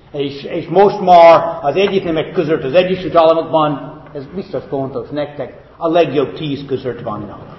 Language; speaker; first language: Hungarian; non-native, fluent; English